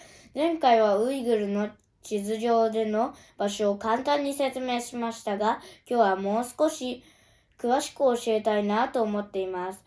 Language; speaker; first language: Japanese; early bilingual, other home language; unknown